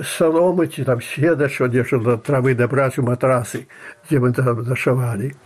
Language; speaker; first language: Russian; non-native, fluent; Belarusian